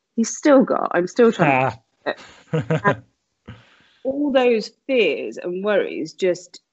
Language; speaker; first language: English; native; English